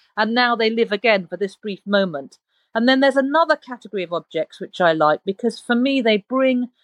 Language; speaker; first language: English; native; English